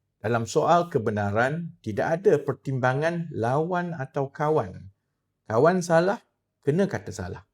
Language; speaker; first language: Malay; native; Malay